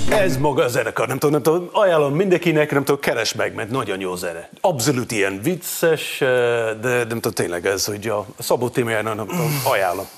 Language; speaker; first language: Hungarian; non-native, fluent; English